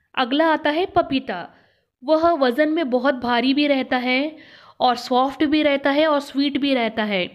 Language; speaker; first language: Hindi; non-native, local second language; Kannada